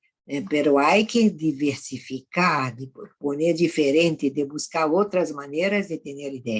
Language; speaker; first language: Spanish; non-native, fluent; Portuguese